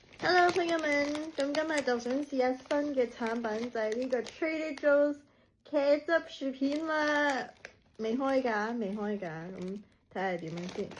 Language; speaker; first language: Cantonese; early bilingual, heritage; Cantonese